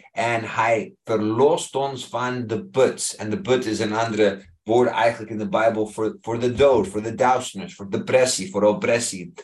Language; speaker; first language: Dutch; non-native, fluent; English